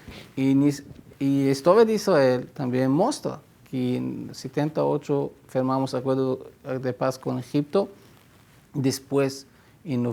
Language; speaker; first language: Spanish; non-native, fluent; Hebrew